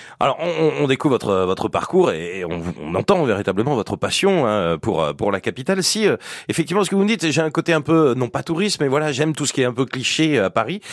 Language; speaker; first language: French; native; French